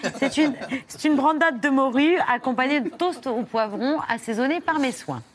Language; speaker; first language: French; native; French